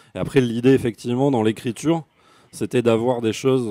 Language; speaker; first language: French; native; French